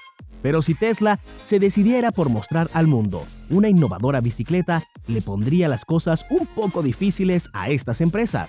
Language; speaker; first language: Spanish; native; Spanish